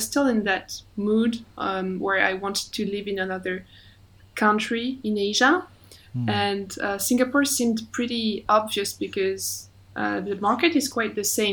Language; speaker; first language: English; non-native, fluent; French